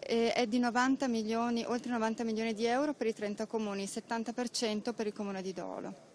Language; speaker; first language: Italian; native; Italian